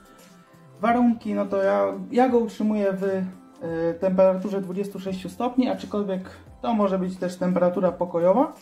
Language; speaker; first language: Polish; native; Polish